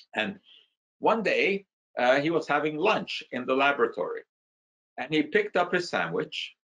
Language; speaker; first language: English; non-native, fluent; Hungarian